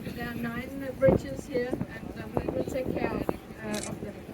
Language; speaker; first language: English; non-native, fluent; Danish